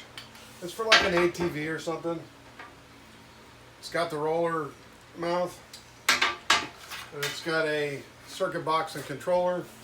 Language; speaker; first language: English; native; English